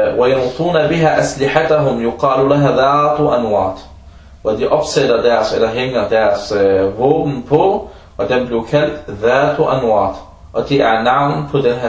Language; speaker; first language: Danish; early bilingual, other home language; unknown